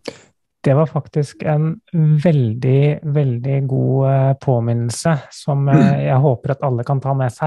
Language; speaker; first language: Norwegian; native; Norwegian